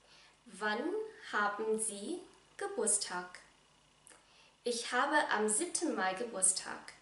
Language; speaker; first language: German; non-native, fluent; Vietnamese